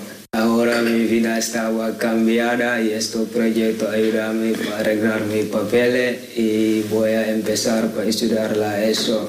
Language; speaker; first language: Spanish; non-native, learner; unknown